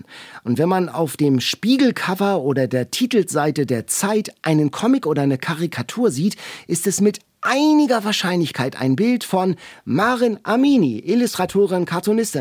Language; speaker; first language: German; native; German